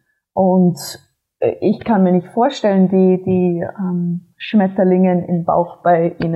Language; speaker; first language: German; non-native, fluent; English